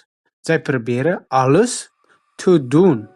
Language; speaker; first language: Dutch; non-native, fluent; Tigrinya